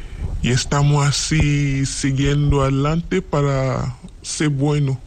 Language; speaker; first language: Spanish; non-native, learner; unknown